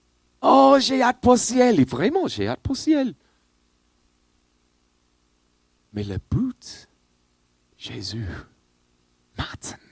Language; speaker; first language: French; non-native, learner; English